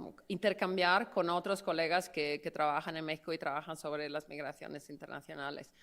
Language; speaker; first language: Spanish; non-native, fluent; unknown